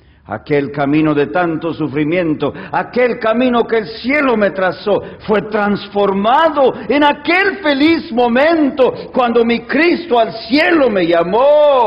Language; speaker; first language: Spanish; native; Spanish